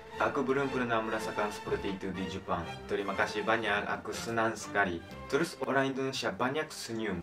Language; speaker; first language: Indonesian; non-native, learner; Japanese